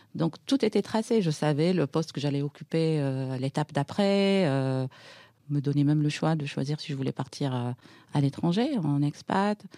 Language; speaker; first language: French; non-native, local second language; Arabic